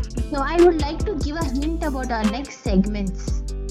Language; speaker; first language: English; non-native, local second language; Kannada